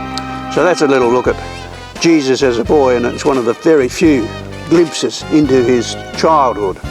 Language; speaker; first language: English; native; English